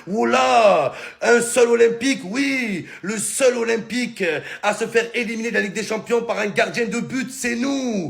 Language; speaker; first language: French; native; French